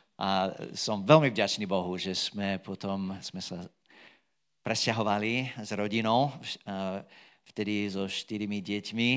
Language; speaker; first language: Slovak; non-native, fluent; English